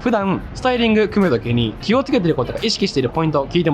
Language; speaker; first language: Japanese; native; Japanese